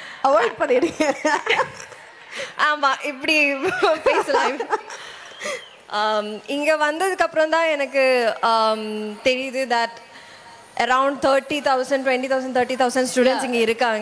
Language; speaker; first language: Tamil; non-native, local second language; Malayalam